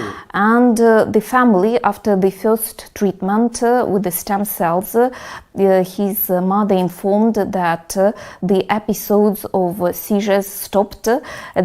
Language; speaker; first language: English; non-native, fluent; Russian